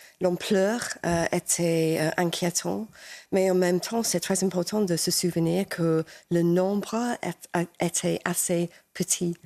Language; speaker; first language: French; non-native, fluent; English